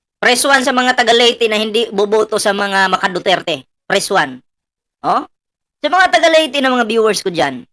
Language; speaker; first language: Filipino; non-native, local second language; Cebuano